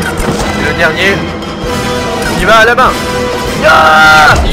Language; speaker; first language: French; native; French